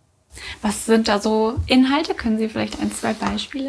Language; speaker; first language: German; native; German